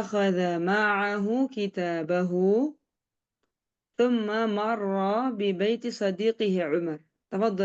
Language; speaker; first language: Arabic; non-native, fluent; Indonesian